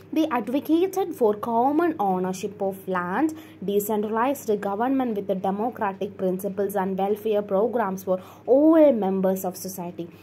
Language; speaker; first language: English; non-native, local second language; Malayalam